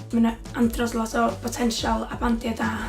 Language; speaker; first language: Welsh; native; Welsh